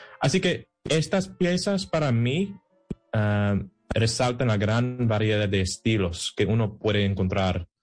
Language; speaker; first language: Spanish; non-native, fluent; English